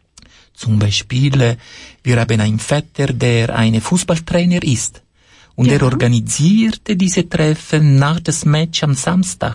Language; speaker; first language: German; non-native, fluent; Italian